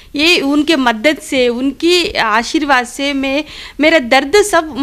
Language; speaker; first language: Hindi; non-native, local second language; Telugu